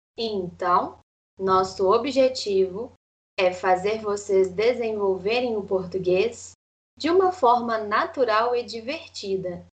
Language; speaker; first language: Portuguese; native; Portuguese